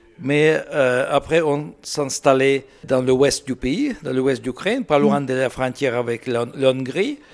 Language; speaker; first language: French; non-native, learner; Russian